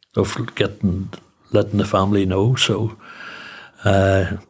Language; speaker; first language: English; native; English